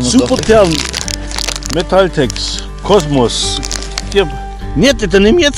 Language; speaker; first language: Russian; non-native, learner; German